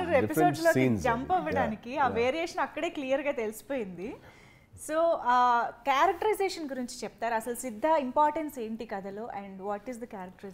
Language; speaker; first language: Telugu; native; Telugu